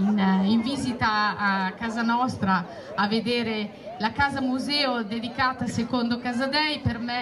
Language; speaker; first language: Italian; native; Italian